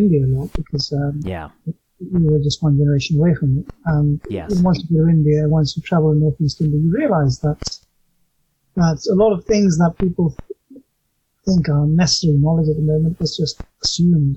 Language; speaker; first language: English; native; English